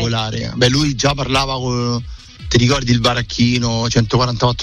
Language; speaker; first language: Italian; native; Italian